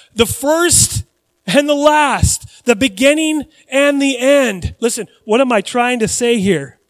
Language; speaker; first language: English; native; English